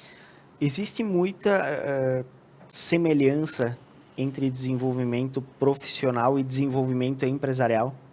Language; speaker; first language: Portuguese; native; Portuguese